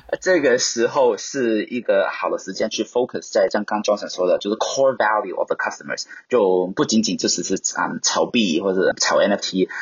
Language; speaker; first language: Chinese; non-native, local second language; Cantonese